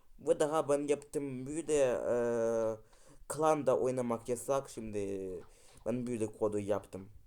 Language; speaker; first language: Turkish; non-native, learner; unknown